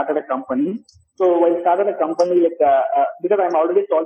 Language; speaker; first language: English; non-native, local second language; Tamil